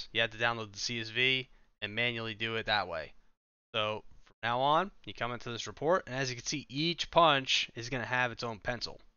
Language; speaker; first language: English; native; English